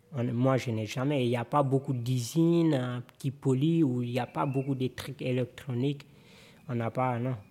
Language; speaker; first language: French; non-native, local second language; Fula